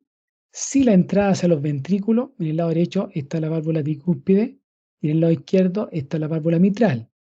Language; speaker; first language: Spanish; native; Spanish